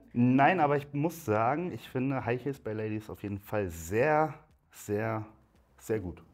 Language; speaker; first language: German; native; German